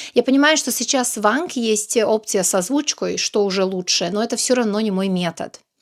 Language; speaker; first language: Russian; non-native, fluent; Serbian